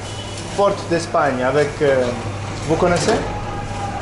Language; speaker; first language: French; non-native, learner; Spanish